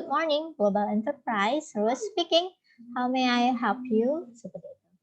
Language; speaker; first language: English; non-native, fluent; Indonesian